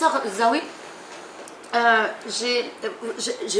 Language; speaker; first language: French; non-native, local second language; Arabic